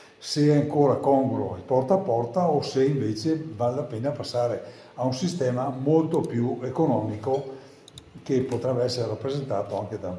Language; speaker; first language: Italian; native; Italian